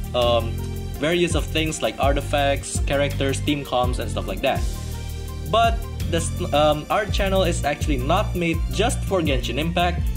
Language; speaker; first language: English; non-native, fluent; Indonesian